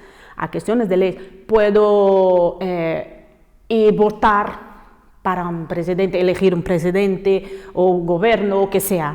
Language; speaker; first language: Spanish; non-native, fluent; Portuguese